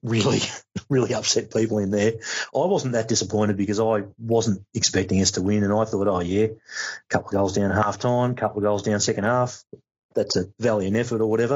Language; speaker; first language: English; native; English